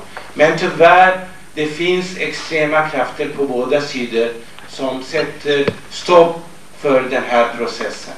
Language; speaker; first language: Swedish; non-native, fluent; Kurdish